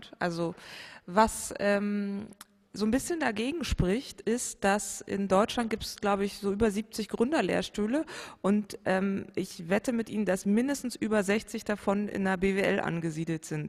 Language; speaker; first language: German; native; German